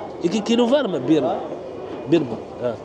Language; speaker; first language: Turkish; non-native, learner; Arabic